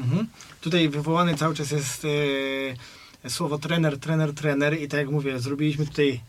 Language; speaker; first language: Polish; native; Polish